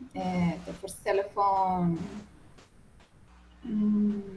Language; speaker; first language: English; non-native, learner; Spanish